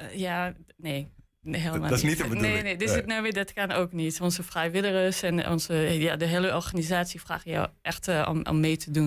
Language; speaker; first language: Dutch; non-native, learner; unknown